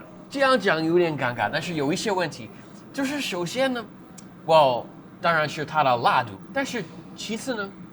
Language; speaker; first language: Chinese; non-native, fluent; English